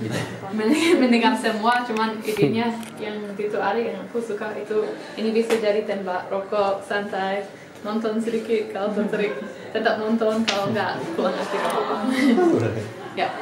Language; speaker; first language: Indonesian; non-native, fluent; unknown